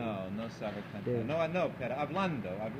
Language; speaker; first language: Spanish; non-native, learner; English